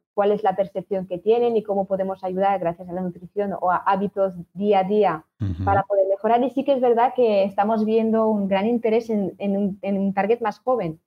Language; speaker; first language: Spanish; non-native, fluent; French